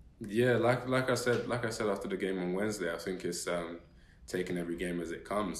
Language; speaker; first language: English; native; English